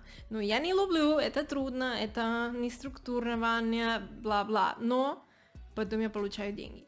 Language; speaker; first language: Russian; non-native, learner; Spanish